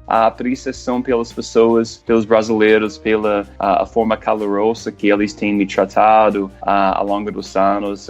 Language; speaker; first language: Portuguese; non-native, fluent; English